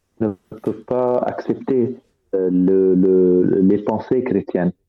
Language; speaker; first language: French; non-native, fluent; Arabic